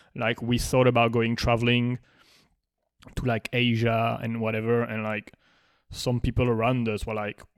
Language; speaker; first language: English; non-native, fluent; Spanish